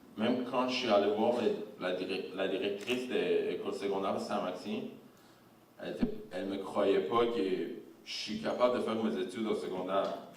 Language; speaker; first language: French; non-native, fluent; Persian